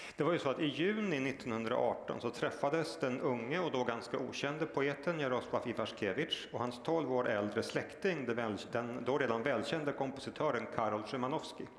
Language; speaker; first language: Swedish; native; Swedish